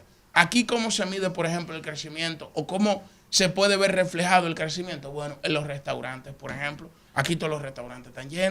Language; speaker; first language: Spanish; native; Spanish